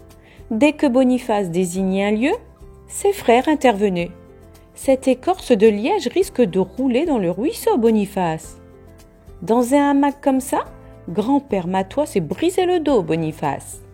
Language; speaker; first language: French; native; French